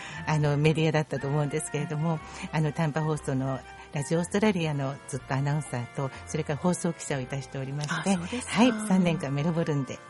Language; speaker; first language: Japanese; native; Japanese